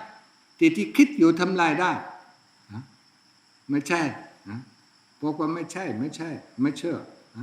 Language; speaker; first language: Thai; non-native, fluent; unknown